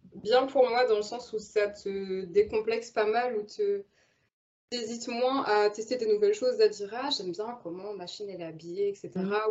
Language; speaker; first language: French; native; French